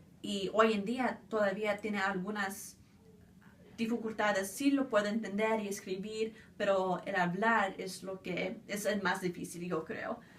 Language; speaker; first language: Spanish; early bilingual, other home language; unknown